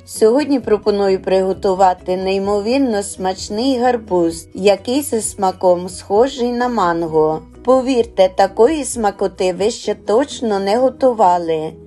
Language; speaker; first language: Ukrainian; native; Ukrainian